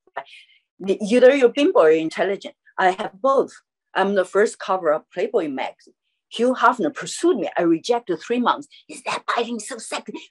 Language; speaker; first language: English; non-native, fluent; Chinese